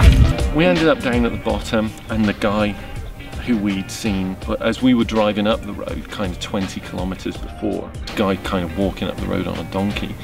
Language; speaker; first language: English; native; English